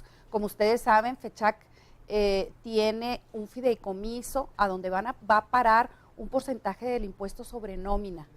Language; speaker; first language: Spanish; native; Spanish